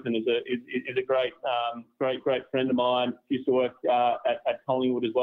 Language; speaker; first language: English; native; English